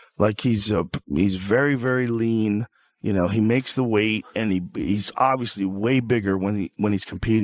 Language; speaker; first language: English; native; English